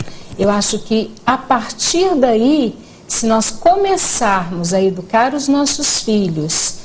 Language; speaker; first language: Portuguese; native; Portuguese